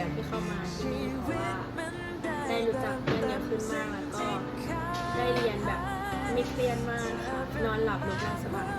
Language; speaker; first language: Thai; native; Thai